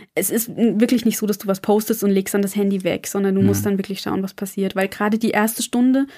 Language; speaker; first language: German; native; German